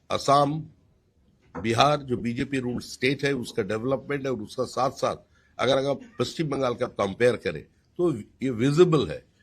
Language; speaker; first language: Hindi; non-native, local second language; Bangla